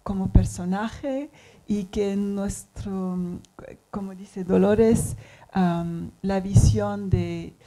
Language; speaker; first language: Spanish; non-native, learner; English